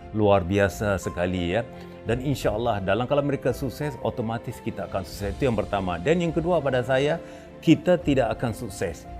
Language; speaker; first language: Malay; native; Malay